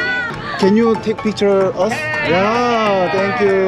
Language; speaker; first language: English; non-native, learner; Korean